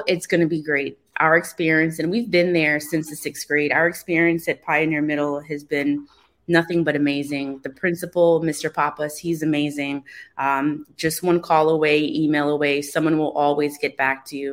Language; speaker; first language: English; native; English